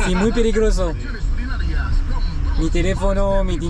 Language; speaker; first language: Spanish; non-native, learner; French